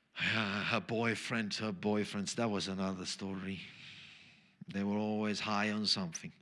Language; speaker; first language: English; non-native, fluent; German